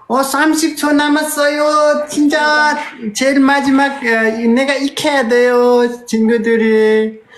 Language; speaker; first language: Korean; non-native, learner; Nepali